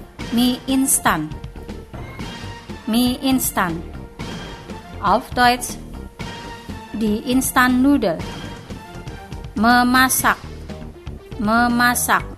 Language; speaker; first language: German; non-native, fluent; Indonesian